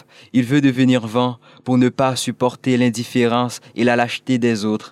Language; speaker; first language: French; non-native, local second language; Haitian Creole